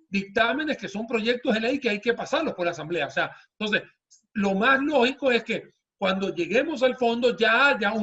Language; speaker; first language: Spanish; native; Spanish